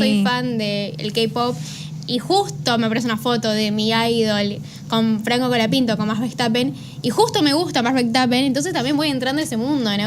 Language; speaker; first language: Spanish; native; Spanish